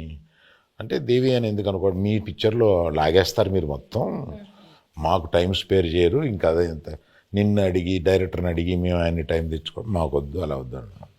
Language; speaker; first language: Telugu; native; Telugu